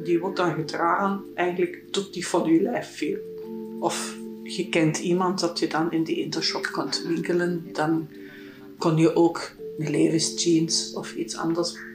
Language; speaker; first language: Dutch; non-native, fluent; German